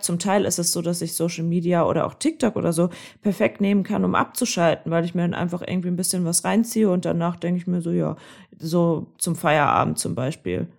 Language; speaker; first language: German; native; German